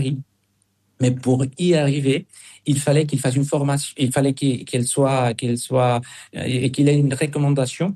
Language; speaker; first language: French; non-native, fluent; Spanish